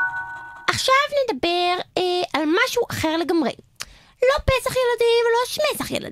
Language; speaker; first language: Hebrew; native; Hebrew